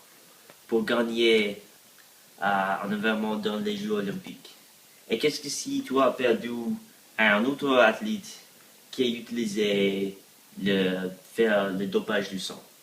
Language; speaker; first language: French; non-native, learner; English